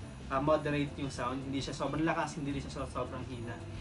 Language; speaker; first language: Filipino; native; Filipino